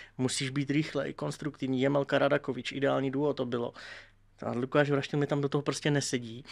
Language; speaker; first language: Czech; native; Czech